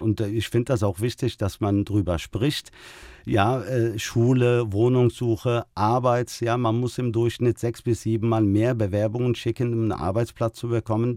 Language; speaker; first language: German; early bilingual, other home language; Turkish